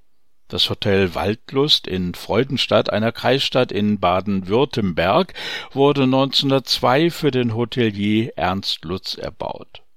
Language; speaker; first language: German; native; German